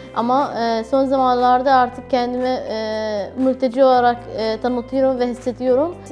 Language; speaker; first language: Turkish; non-native, fluent; Arabic